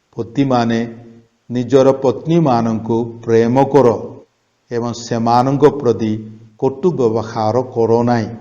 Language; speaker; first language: Odia; non-native, local second language; Malayalam